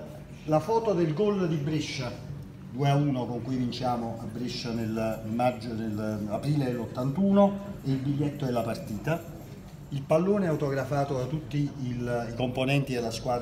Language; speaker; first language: Italian; native; Italian